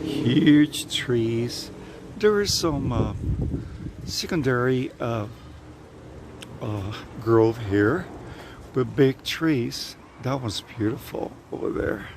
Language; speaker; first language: English; non-native, fluent; Spanish